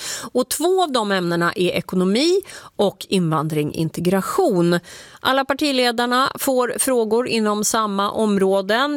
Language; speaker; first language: Swedish; native; Swedish